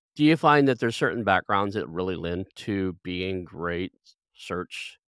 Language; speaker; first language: English; native; English